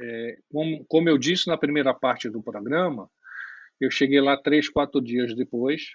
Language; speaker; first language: Portuguese; native; Portuguese